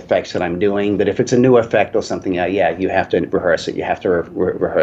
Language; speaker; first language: English; native; English